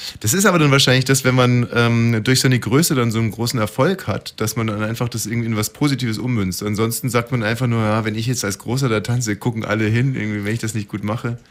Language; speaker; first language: German; native; German